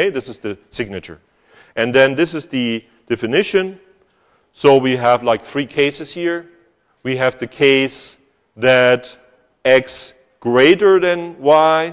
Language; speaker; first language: English; non-native, fluent; German